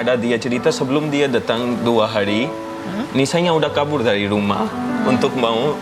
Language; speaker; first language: Indonesian; non-native, fluent; Hindi